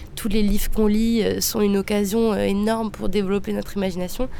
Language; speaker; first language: French; native; French